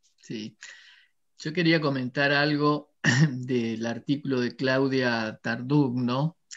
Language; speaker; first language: Spanish; native; Spanish